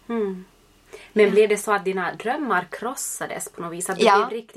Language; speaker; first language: Swedish; native; Swedish